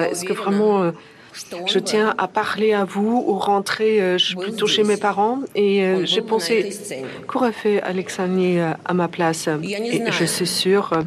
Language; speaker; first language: French; non-native, learner; Russian